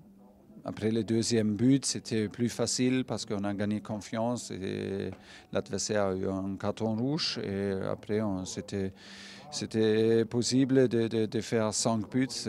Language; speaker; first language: French; non-native, fluent; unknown